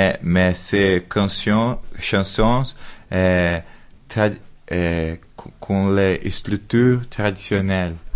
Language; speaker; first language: French; non-native, learner; Portuguese